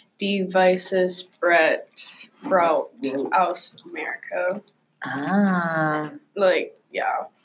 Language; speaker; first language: German; non-native, learner; English